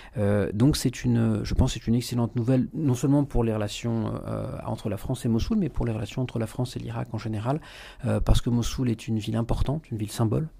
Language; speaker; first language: French; native; French